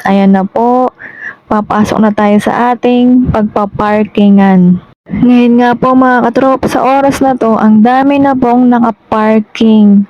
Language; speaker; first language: Filipino; native; Filipino